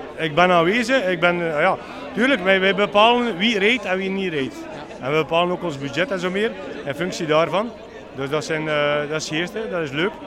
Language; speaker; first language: Dutch; native; Dutch